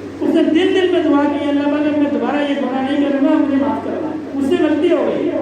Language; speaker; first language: Urdu; non-native, local second language; Punjabi